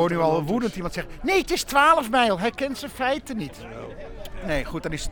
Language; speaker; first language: Dutch; native; Dutch